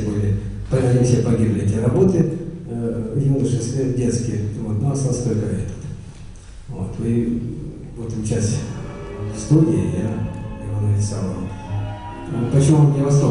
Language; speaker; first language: Russian; native; Russian